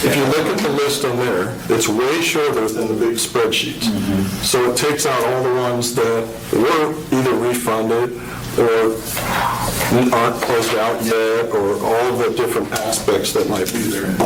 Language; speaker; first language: English; native; English